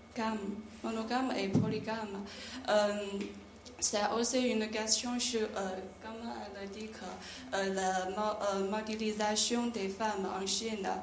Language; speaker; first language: French; non-native, learner; Chinese